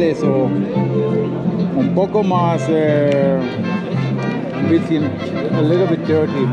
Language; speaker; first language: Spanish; non-native, learner; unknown